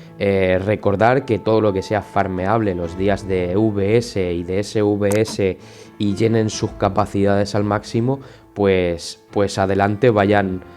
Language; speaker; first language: Spanish; native; Spanish